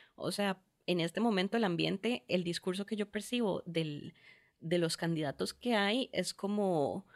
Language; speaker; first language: Spanish; native; Spanish